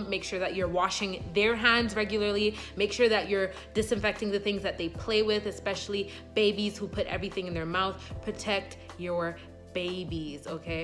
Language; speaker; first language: English; native; English